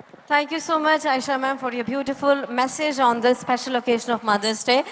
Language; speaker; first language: English; non-native, local second language; Malayalam